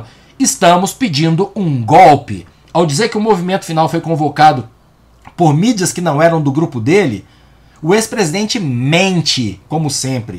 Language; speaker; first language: Portuguese; native; Portuguese